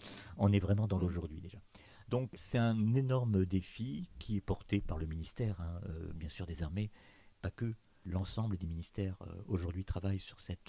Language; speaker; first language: French; native; French